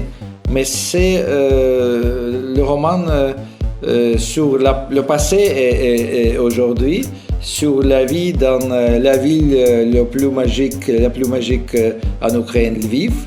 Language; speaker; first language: French; non-native, fluent; Russian